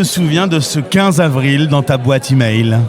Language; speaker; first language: French; native; French